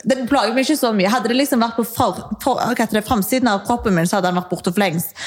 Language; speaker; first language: Norwegian; early bilingual, other home language; Arabic